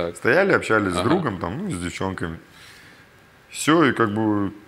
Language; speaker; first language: Russian; native; Russian